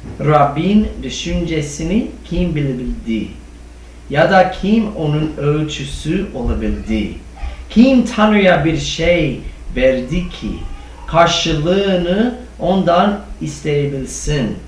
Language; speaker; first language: Turkish; non-native, fluent; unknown